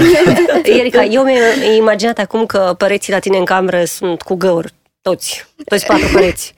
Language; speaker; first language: Romanian; native; Romanian